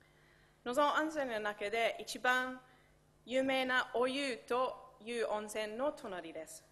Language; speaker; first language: Japanese; non-native, fluent; English